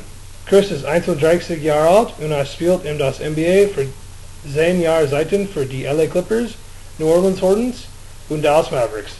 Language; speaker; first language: German; non-native, learner; English